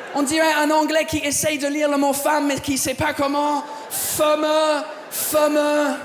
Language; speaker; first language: French; non-native, fluent; English